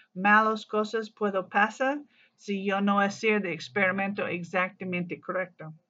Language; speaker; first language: Spanish; non-native, learner; English